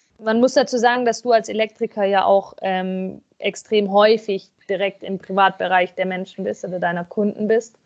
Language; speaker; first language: German; native; German